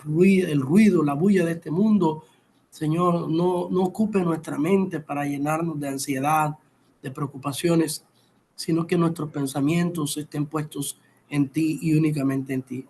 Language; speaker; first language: Spanish; native; Spanish